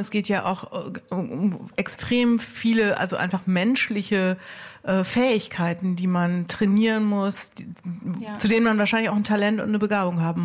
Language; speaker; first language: German; native; German